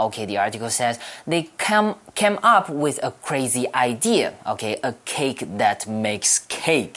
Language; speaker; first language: English; non-native, fluent; Chinese